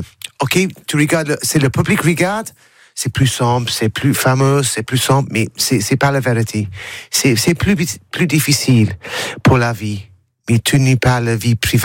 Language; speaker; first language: French; non-native, learner; English